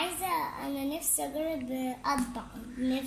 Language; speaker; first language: Arabic; native; Arabic